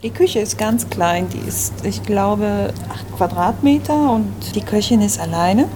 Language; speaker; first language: German; early bilingual, other home language; French